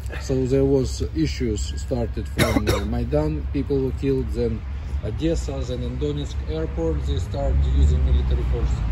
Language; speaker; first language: English; non-native, fluent; Russian